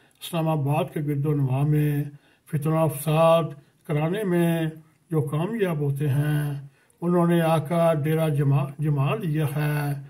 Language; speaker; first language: Urdu; native; Urdu